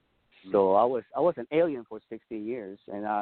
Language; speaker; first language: English; non-native, local second language; Pampanga